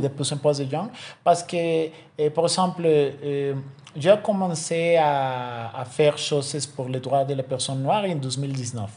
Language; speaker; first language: French; non-native, learner; Spanish